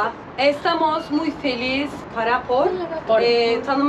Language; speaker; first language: Spanish; non-native, learner; Turkish